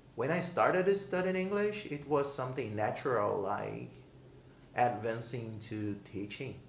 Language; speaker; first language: English; non-native, fluent; Portuguese